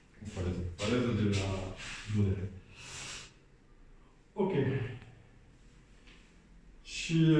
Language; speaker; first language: Romanian; non-native, learner; French